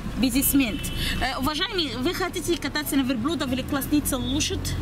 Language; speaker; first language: Russian; non-native, learner; Arabic